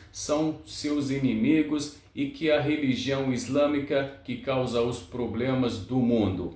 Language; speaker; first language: Portuguese; non-native, learner; Arabic